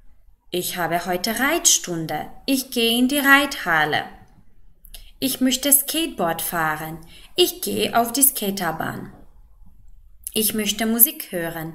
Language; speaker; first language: German; non-native, fluent; Macedonian